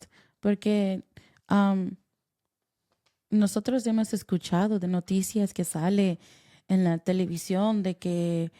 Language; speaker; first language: Spanish; early bilingual, heritage; Spanish